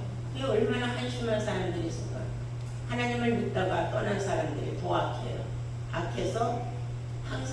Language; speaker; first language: Korean; native; Korean